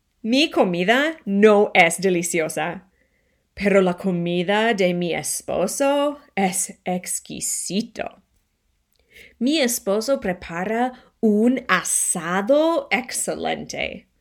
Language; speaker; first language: Spanish; non-native, fluent; English